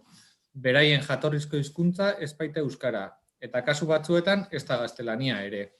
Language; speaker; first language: Basque; native; Basque